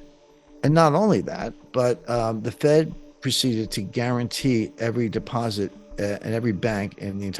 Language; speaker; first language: English; native; English